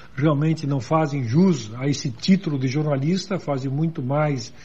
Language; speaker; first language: Portuguese; native; Portuguese